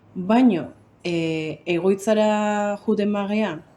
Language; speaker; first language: Basque; early bilingual, other home language; Spanish